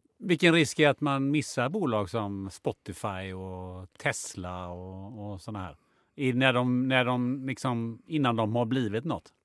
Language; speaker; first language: Swedish; native; Swedish